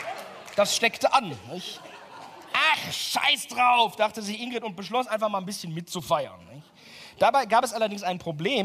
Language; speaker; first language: German; native; German